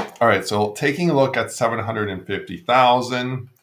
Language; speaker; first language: English; native; English